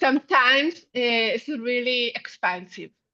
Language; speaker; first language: English; non-native, learner; Italian